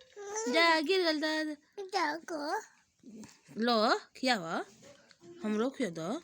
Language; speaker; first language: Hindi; non-native, local second language; Bhojpuri